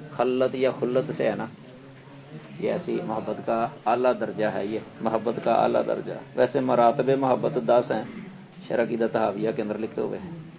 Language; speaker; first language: Urdu; non-native, local second language; Punjabi